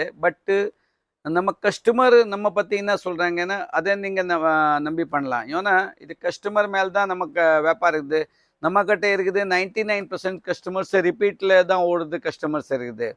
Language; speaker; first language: Tamil; non-native, fluent; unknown